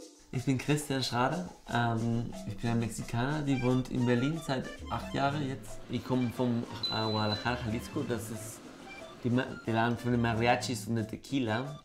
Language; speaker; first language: German; non-native, fluent; Spanish